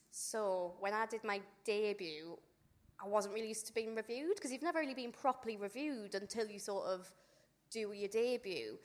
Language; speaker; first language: English; native; English